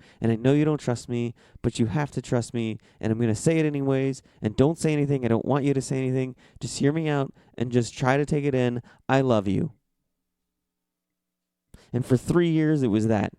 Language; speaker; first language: English; native; English